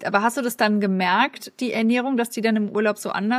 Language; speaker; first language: German; native; German